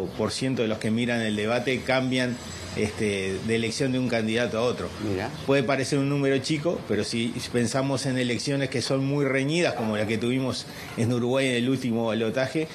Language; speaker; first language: Spanish; native; Spanish